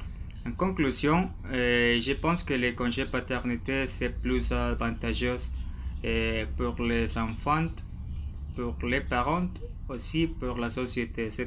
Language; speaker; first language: French; non-native, learner; Spanish